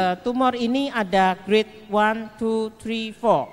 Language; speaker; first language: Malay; non-native, local second language; Chinese